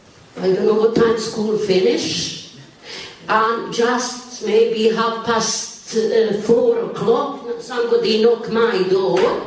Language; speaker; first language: English; non-native, learner; Bosnian